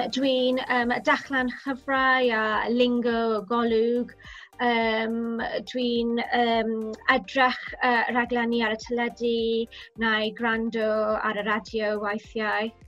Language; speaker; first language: Welsh; non-native, local second language; English